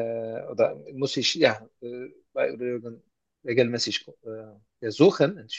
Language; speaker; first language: German; non-native, learner; Turkish